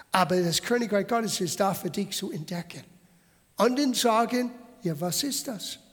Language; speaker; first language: German; non-native, fluent; English